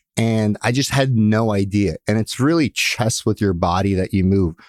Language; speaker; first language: English; early bilingual, other home language; Russian